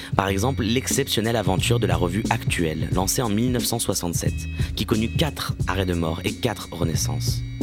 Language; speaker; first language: French; native; French